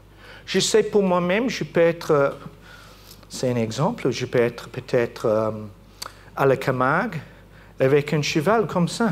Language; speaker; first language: French; non-native, fluent; English